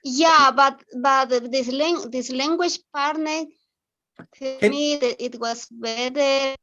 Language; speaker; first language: English; non-native, learner; Spanish